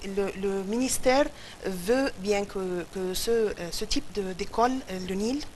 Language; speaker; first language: French; non-native, fluent; Arabic